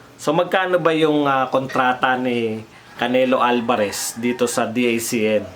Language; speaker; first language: Filipino; native; Filipino